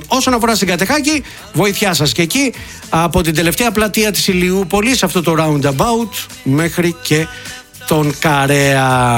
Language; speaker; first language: Greek; native; Greek